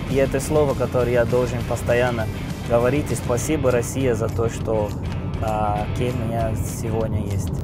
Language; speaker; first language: Russian; non-native, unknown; Portuguese